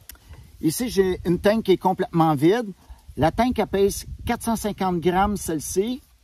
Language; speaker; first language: French; native; French